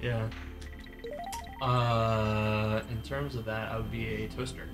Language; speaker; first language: English; native; English